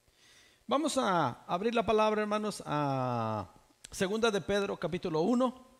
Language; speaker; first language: Spanish; native; Spanish